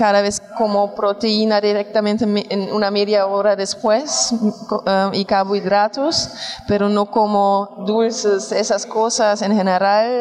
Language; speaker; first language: Spanish; non-native, fluent; German